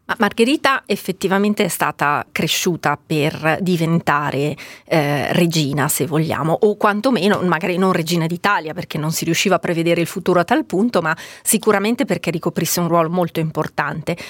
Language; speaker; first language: Italian; native; Italian